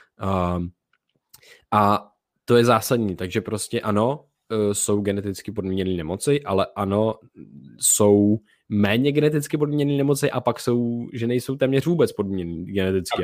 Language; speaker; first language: Czech; native; Czech